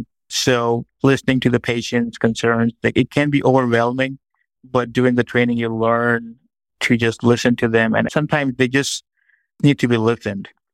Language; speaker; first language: English; non-native, local second language; Urdu